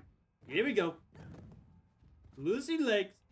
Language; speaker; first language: English; native; English